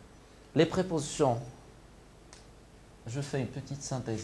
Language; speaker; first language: French; non-native, local second language; Arabic